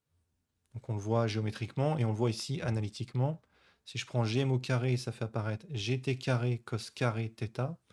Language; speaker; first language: French; native; French